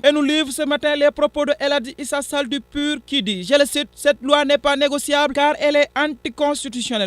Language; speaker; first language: French; non-native, local second language; Wolof